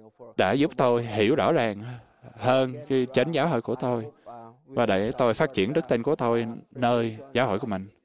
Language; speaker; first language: Vietnamese; non-native, fluent; English